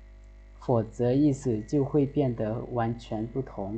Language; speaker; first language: Chinese; non-native, fluent; Lao